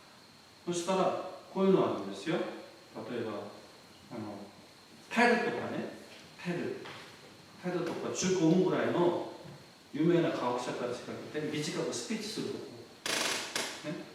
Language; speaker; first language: Japanese; non-native, fluent; Korean